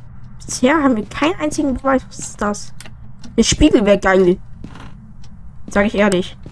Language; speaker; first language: German; native; German